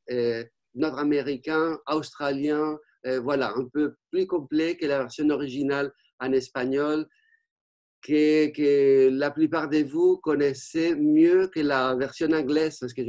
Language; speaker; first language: French; non-native, fluent; Spanish